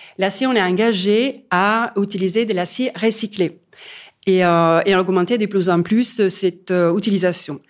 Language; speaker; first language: French; non-native, fluent; Italian